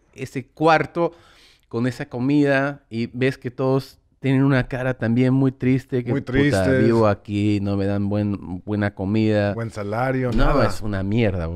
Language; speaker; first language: Spanish; early bilingual, heritage; Spanish